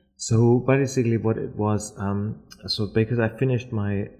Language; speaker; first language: English; non-native, fluent; German